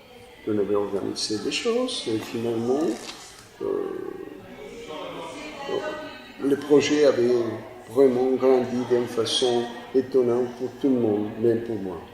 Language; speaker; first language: French; non-native, fluent; Spanish